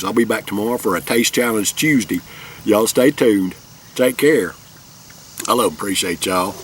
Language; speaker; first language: English; native; English